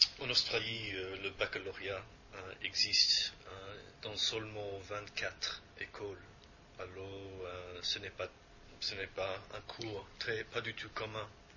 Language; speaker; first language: French; non-native, fluent; English